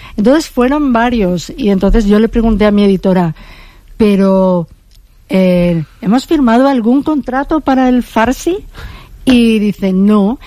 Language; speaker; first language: Spanish; native; Spanish